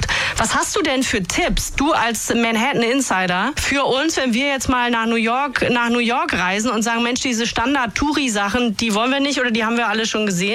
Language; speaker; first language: German; native; German